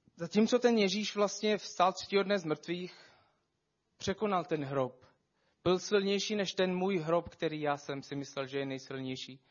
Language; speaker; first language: Czech; non-native, fluent; Arabic